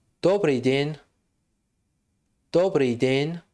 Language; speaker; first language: Russian; non-native, fluent; Tajik